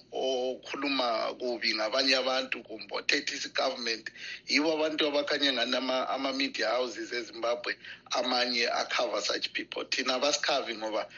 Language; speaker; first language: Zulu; native; Zulu